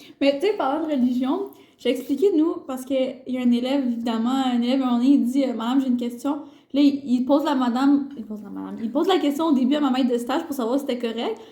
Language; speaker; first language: French; native; French